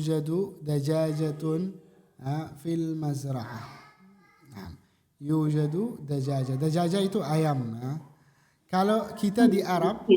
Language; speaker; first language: Arabic; non-native, fluent; Indonesian